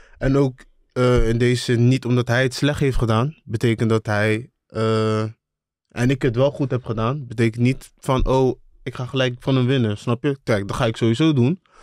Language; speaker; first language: Dutch; early bilingual, other home language; Akan